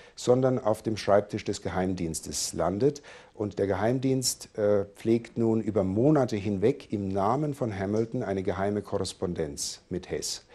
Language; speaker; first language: German; native; German